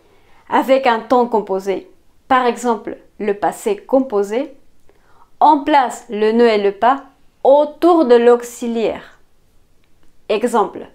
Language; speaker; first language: French; non-native, fluent; Spanish